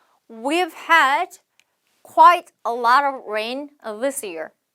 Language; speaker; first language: English; non-native, fluent; Korean